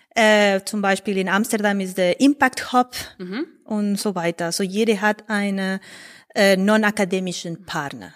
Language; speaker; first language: German; non-native, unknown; Spanish